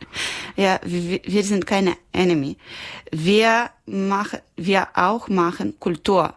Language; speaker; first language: German; non-native, learner; Ukrainian